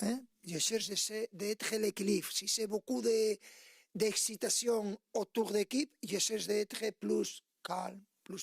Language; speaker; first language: French; non-native, fluent; Spanish